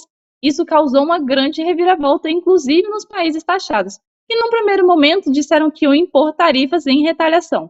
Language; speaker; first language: Portuguese; native; Portuguese